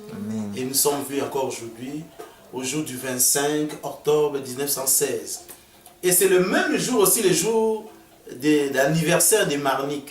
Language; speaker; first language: French; non-native, local second language; Lingala